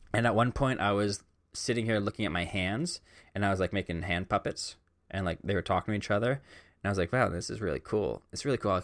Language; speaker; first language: English; native; English